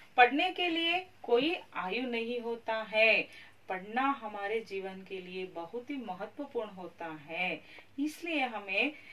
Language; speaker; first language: Hindi; non-native, local second language; Kannada